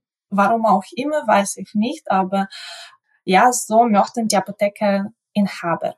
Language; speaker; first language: German; non-native, local second language; Ukrainian